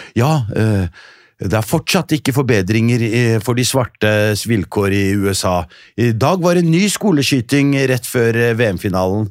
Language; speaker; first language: Norwegian; early bilingual, other home language; Riffian